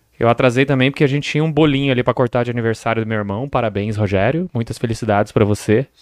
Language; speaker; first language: Portuguese; native; Portuguese